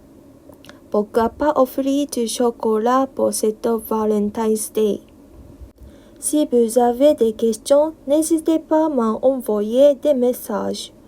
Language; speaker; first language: French; non-native, learner; Japanese